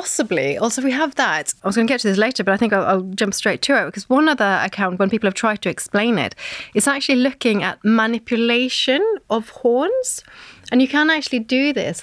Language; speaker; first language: English; non-native, fluent; Norwegian